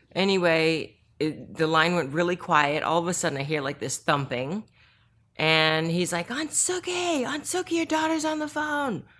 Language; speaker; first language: English; early bilingual, other home language; Korean